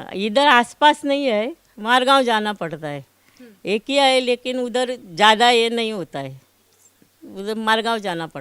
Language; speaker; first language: Hindi; non-native, local second language; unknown